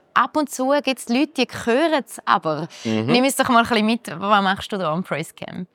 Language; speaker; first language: German; native; German